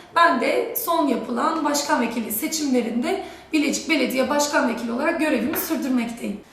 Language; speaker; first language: Turkish; native; Turkish